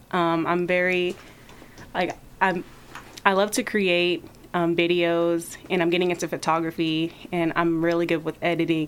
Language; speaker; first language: English; native; English